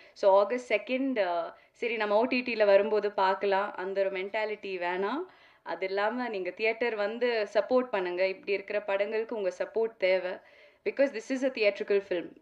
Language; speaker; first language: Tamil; non-native, local second language; Malayalam